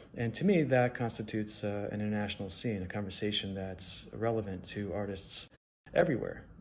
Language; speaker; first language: English; native; English